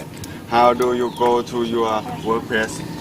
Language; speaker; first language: English; non-native, learner; Thai